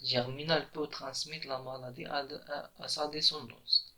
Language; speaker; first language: French; non-native, local second language; Arabic